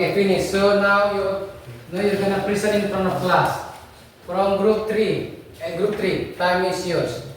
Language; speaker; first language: English; non-native, learner; Indonesian